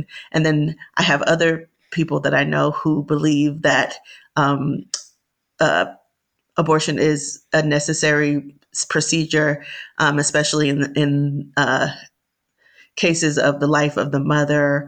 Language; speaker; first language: English; native; English